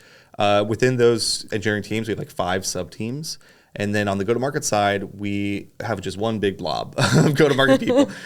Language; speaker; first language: English; native; English